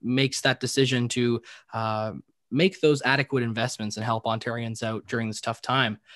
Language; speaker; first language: English; native; English